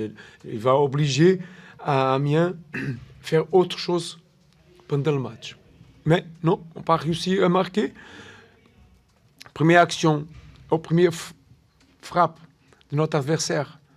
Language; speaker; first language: French; non-native, learner; Portuguese